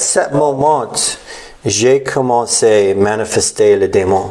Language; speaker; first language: French; non-native, learner; English